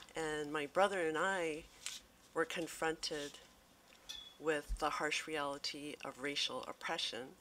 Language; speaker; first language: English; native; English